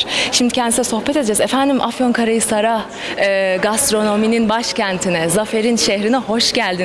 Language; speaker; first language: Turkish; native; Turkish